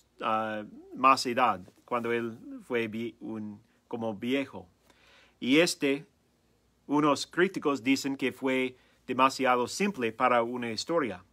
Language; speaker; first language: Spanish; non-native, fluent; English